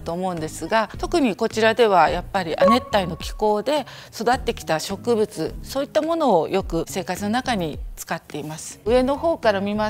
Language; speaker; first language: Japanese; native; Japanese